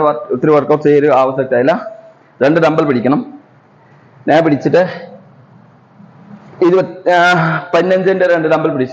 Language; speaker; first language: Malayalam; non-native, learner; Assamese